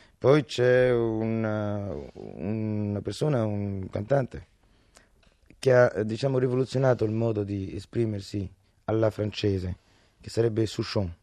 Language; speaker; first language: Italian; early bilingual, other home language; French